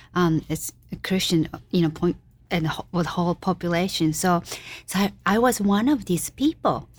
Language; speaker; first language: English; non-native, fluent; Japanese